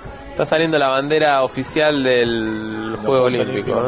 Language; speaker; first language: Spanish; native; Spanish